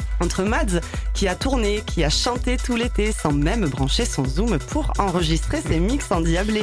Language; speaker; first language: French; native; French